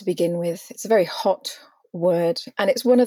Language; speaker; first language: English; native; English